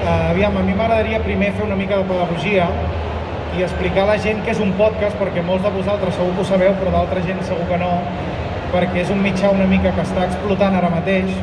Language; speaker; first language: Catalan; native; Catalan